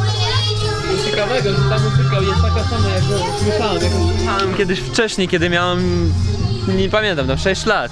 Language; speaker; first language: Polish; non-native, learner; Russian